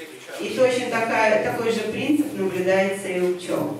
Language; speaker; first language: Russian; native; Russian